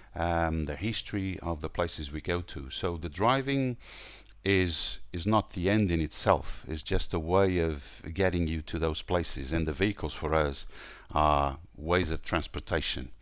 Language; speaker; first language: English; non-native, fluent; Portuguese